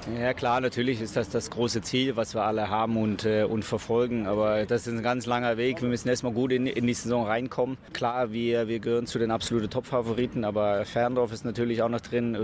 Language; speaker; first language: German; native; German